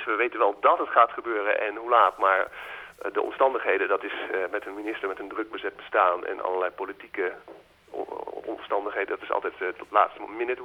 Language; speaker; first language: Dutch; native; Dutch